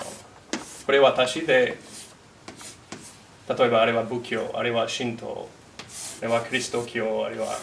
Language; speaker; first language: Japanese; non-native, fluent; English